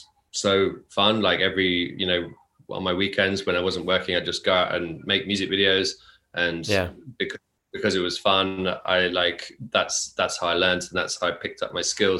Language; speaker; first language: English; native; English